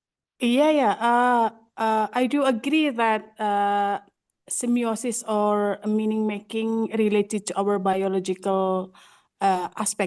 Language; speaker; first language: English; non-native, fluent; Indonesian